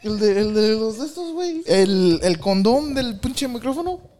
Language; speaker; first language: Spanish; early bilingual, heritage; Spanish